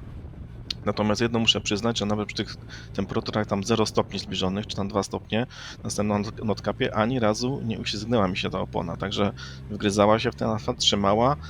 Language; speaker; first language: Polish; native; Polish